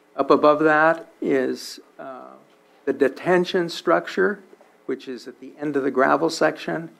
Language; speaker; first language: English; native; English